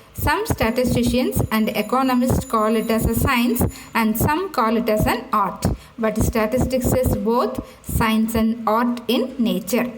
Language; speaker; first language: English; non-native, local second language; Tamil